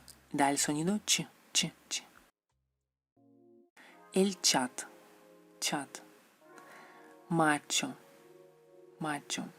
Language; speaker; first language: Spanish; non-native, fluent; Russian